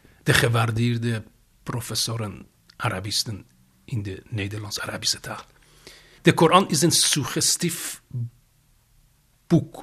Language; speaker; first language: Dutch; non-native, fluent; Persian